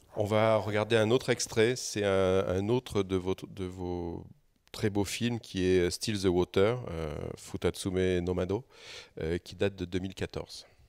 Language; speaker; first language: French; native; French